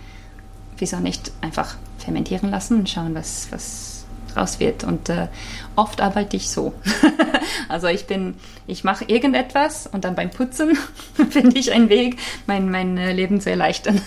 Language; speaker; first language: German; non-native, fluent; Japanese